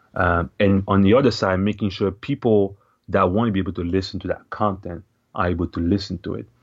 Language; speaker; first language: English; non-native, local second language; French